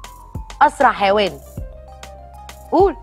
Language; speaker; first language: Arabic; native; Arabic